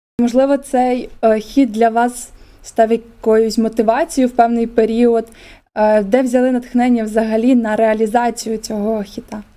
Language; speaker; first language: Ukrainian; native; Ukrainian